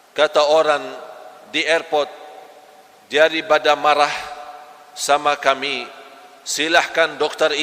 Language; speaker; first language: Malay; non-native, fluent; Arabic